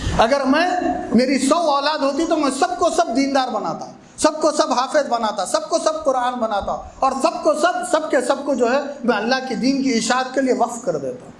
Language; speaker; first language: Urdu; native; Urdu